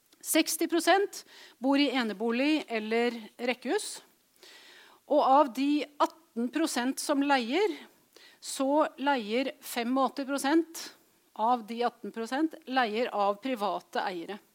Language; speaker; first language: Norwegian; native; Norwegian